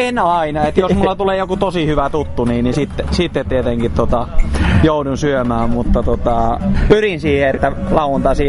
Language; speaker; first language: Finnish; native; Finnish